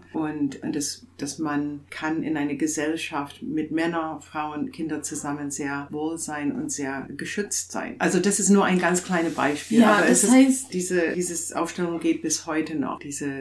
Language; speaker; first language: German; non-native, fluent; English